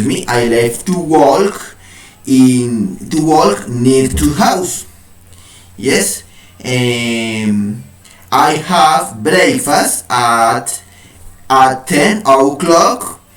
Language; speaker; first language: English; non-native, learner; Spanish